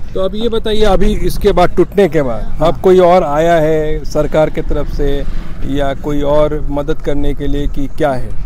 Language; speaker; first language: Hindi; native; Hindi